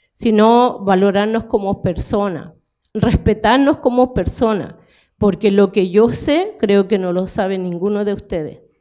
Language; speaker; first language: Spanish; non-native, local second language; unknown